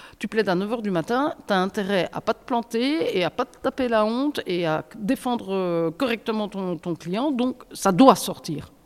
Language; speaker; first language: French; native; French